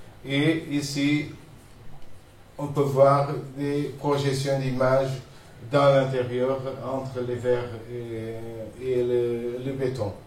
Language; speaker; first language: French; non-native, fluent; Portuguese